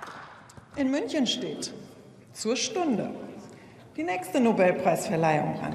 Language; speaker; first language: German; native; German